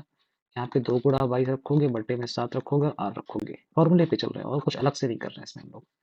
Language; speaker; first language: Hindi; native; Hindi